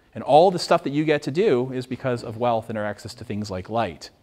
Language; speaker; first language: English; native; English